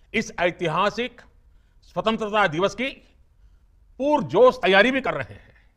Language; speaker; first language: Hindi; non-native, local second language; Gujarati